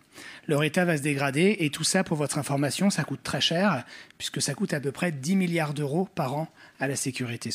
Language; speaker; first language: French; native; French